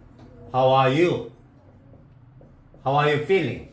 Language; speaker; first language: English; non-native, learner; Korean